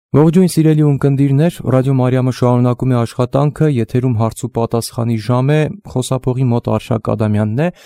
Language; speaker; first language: Armenian; native; Armenian